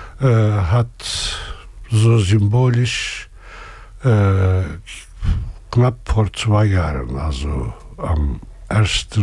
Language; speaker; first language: German; non-native, fluent; Kurdish